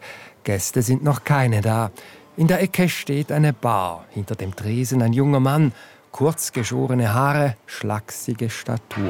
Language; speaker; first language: German; native; German